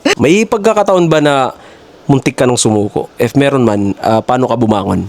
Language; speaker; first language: Filipino; non-native, local second language; Waray